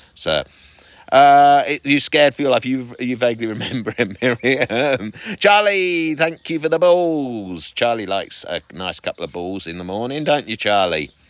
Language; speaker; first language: English; native; English